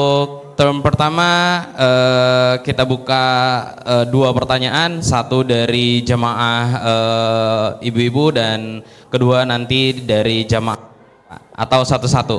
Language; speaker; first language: Indonesian; native; Indonesian